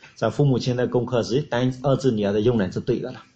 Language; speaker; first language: Chinese; non-native, learner; Burmese